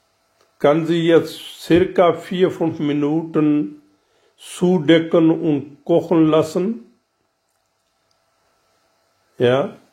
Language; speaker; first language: German; non-native, learner; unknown